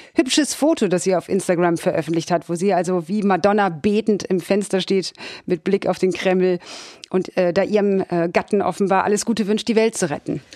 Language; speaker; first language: German; native; German